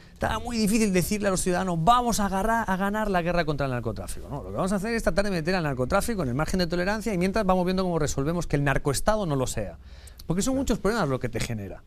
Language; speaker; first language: Spanish; native; Spanish